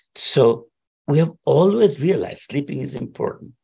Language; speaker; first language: English; non-native, local second language; Bangla